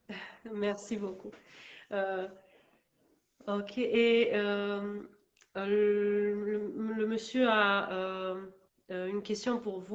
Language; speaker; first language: French; non-native, learner; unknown